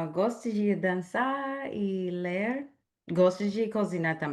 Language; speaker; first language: Portuguese; non-native, learner; English